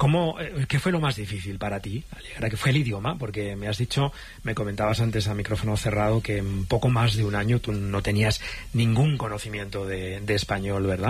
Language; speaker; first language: Spanish; native; Spanish